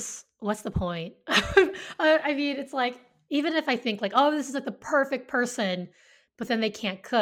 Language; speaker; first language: English; early bilingual, other home language; Vietnamese